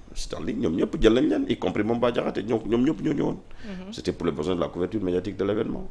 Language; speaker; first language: Wolof; non-native, local second language; Jola-Fonyi